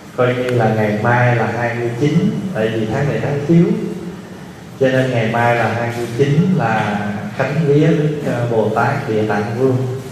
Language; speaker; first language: Vietnamese; early bilingual, heritage; Vietnamese